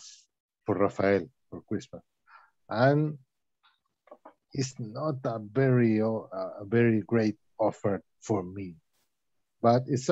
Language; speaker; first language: English; non-native, learner; Spanish